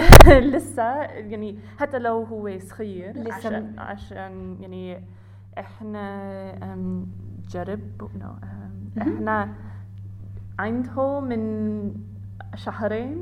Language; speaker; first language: Arabic; non-native, learner; English